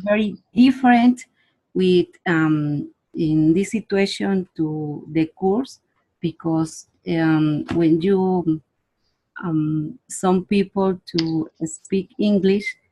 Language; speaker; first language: English; non-native, learner; Spanish